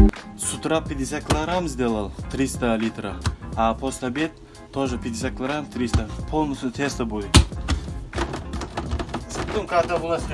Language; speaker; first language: Russian; non-native, learner; Turkmen